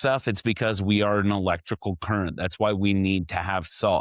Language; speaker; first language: English; native; English